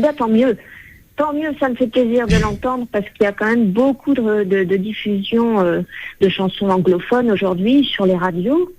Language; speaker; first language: French; native; French